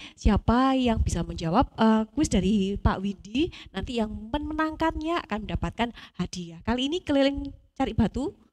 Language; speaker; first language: Indonesian; native; Indonesian